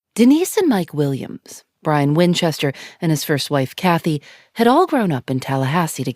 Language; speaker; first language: English; native; English